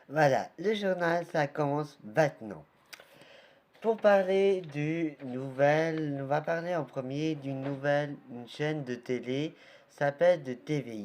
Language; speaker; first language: French; non-native, learner; Portuguese